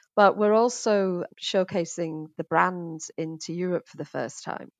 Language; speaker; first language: English; native; English